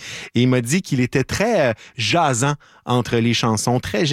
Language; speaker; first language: French; native; French